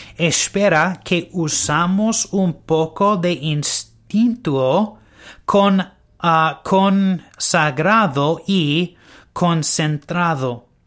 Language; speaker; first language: Spanish; non-native, learner; English